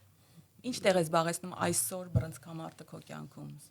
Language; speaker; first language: Armenian; early bilingual, heritage; Armenian